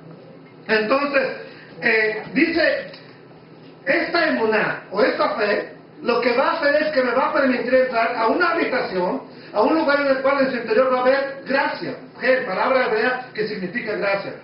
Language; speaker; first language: Spanish; native; Spanish